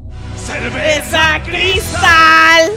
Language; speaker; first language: Spanish; native; Spanish